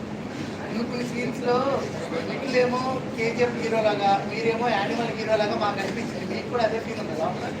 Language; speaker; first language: Telugu; native; Telugu